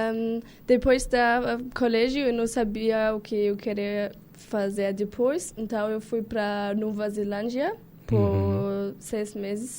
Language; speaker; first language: Portuguese; non-native, learner; German